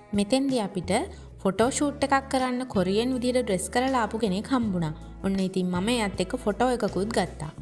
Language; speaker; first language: Sinhala; native; Sinhala